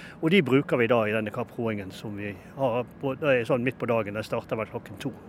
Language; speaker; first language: Norwegian; native; Norwegian